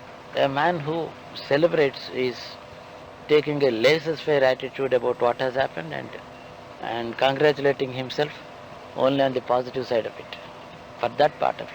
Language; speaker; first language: English; non-native, local second language; Telugu